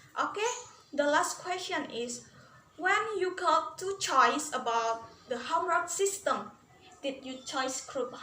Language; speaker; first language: English; non-native, learner; Indonesian